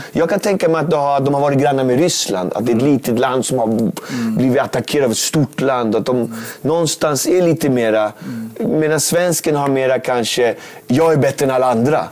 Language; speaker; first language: Swedish; native; Swedish